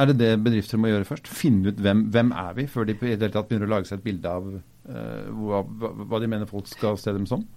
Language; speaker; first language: Norwegian; native; Norwegian